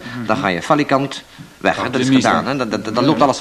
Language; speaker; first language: Dutch; native; Dutch